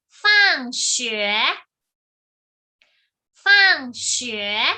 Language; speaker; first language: Chinese; non-native, fluent; Thai